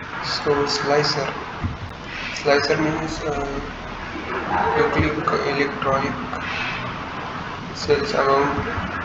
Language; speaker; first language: English; non-native, learner; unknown